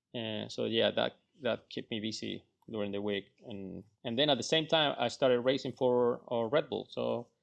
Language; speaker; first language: English; non-native, fluent; Spanish